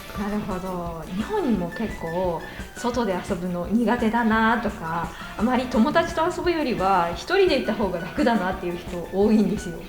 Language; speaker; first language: Japanese; native; Japanese